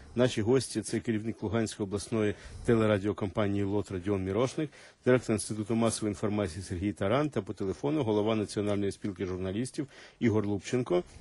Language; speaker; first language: Ukrainian; native; Ukrainian